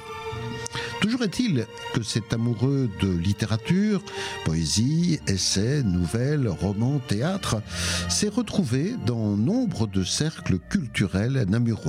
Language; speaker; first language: French; native; French